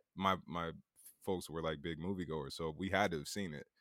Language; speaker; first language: English; native; English